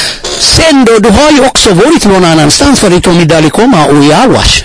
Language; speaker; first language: Swedish; non-native, fluent; Amharic